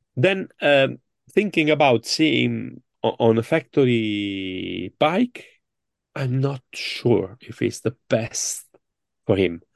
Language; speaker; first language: English; non-native, fluent; Italian